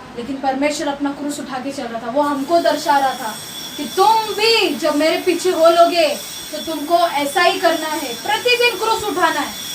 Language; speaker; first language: Hindi; non-native, local second language; Marathi